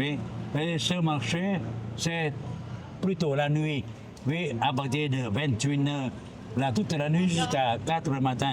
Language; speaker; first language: French; non-native, learner; Thai